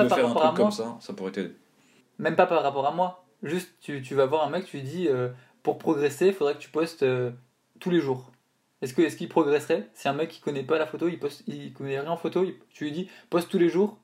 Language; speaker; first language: French; native; French